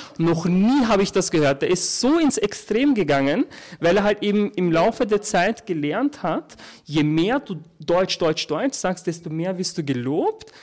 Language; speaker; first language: German; early bilingual, other home language; Turkish